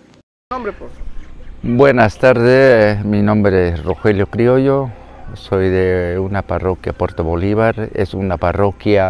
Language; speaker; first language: Spanish; non-native, local second language; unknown